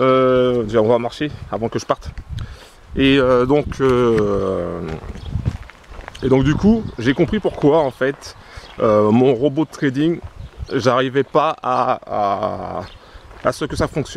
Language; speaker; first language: French; native; French